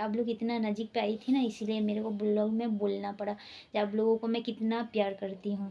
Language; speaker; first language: Hindi; non-native, local second language; Santali